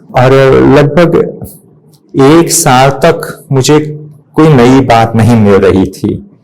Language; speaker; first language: Hindi; non-native, fluent; Hungarian